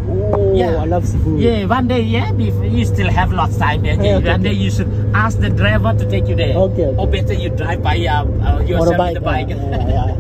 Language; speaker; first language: English; non-native, learner; Indonesian